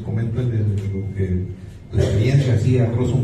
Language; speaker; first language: Spanish; native; Spanish